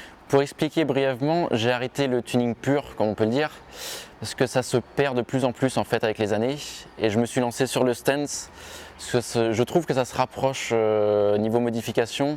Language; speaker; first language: French; native; French